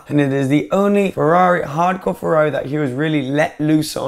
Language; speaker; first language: English; native; English